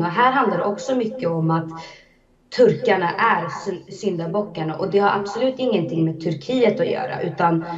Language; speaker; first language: Swedish; early bilingual, other home language; Azerbaijani